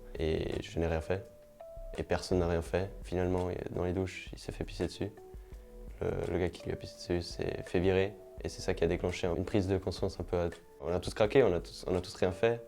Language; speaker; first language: French; early bilingual, other home language; German